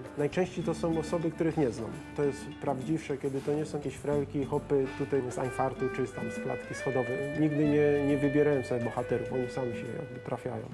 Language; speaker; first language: Polish; native; Polish